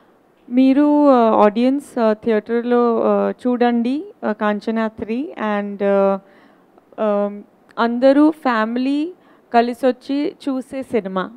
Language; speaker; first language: Telugu; non-native, learner; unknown